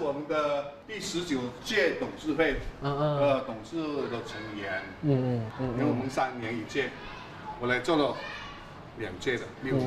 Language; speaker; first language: Chinese; early bilingual, heritage; Chinese